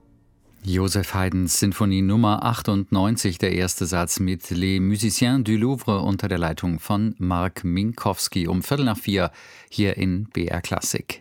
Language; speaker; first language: German; native; German